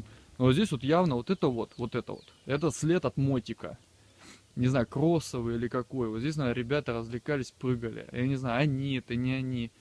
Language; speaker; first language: Russian; native; Russian